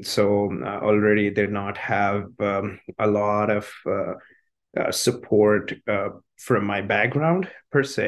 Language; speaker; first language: English; non-native, local second language; Hindi